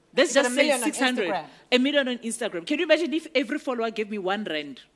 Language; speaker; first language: English; non-native, local second language; Northern Sotho